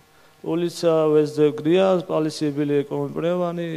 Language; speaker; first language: Russian; non-native, learner; Georgian